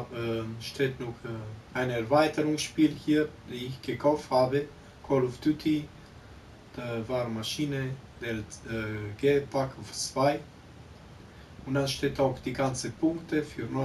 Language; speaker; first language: German; non-native, local second language; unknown